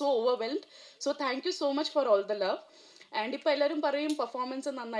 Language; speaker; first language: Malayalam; early bilingual, heritage; Malayalam